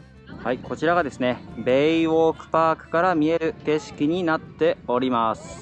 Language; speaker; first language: Japanese; native; Japanese